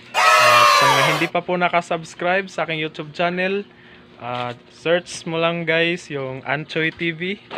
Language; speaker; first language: Filipino; non-native, local second language; Cebuano